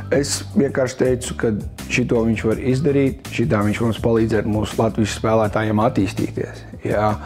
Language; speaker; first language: Latvian; native; Latvian